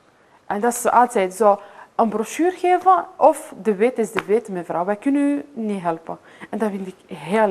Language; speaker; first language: Dutch; non-native, fluent; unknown